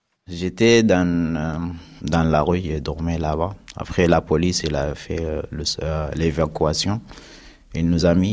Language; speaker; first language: French; non-native, learner; Arabic